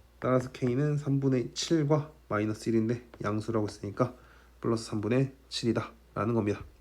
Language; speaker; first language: Korean; native; Korean